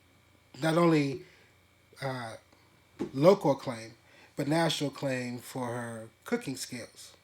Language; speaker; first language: English; native; English